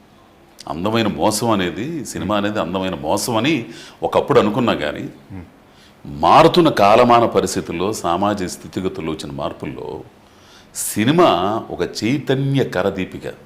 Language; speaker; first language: Telugu; native; Telugu